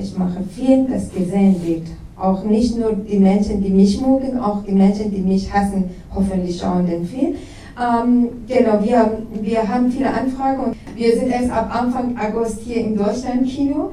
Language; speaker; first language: German; non-native, learner; Persian